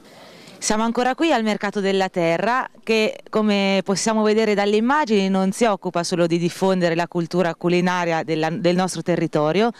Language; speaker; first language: Italian; native; Italian